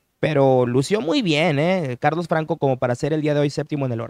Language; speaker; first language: Spanish; native; Spanish